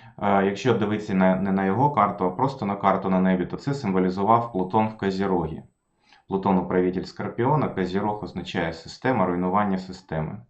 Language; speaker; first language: Ukrainian; non-native, local second language; Russian